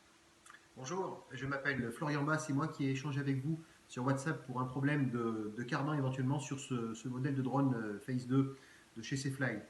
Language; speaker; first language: French; native; French